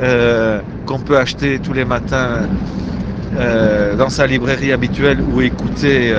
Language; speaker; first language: French; native; French